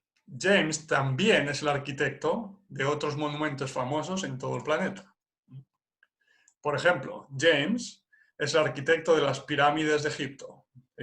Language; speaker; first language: Spanish; non-native, fluent; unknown